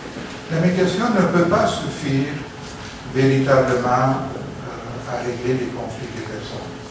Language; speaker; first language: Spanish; non-native, learner; Italian